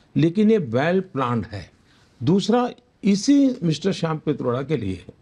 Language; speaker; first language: Hindi; non-native, local second language; Gujarati